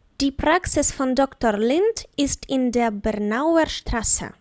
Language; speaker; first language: German; non-native, fluent; Ukrainian